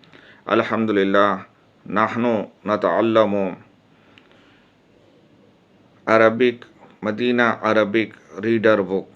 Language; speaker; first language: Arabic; non-native, fluent; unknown